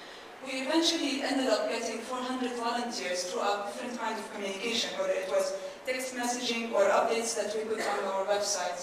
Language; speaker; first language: English; non-native, fluent; Arabic